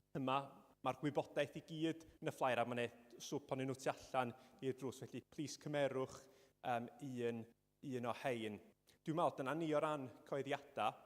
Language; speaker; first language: Welsh; native; Welsh